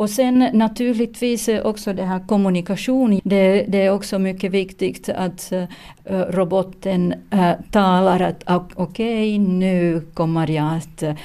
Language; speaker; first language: Swedish; non-native, learner; Finnish